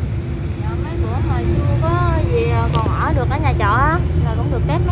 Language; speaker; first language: Vietnamese; native; Vietnamese